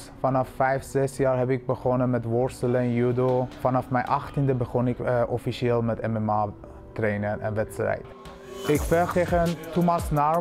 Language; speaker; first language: Dutch; early bilingual, other home language; Persian